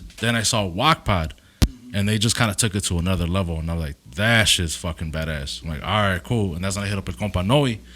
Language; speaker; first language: English; early bilingual, other home language; Spanish